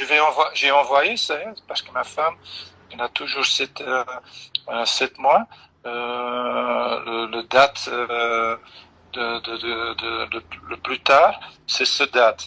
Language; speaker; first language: French; non-native, local second language; Dutch